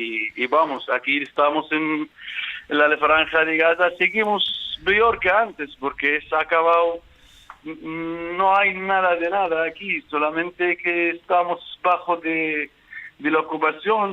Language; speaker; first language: Spanish; non-native, fluent; Arabic